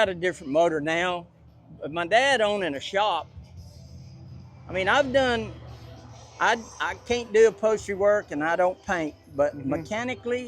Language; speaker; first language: English; native; English